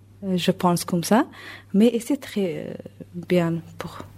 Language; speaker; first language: French; non-native, learner; Persian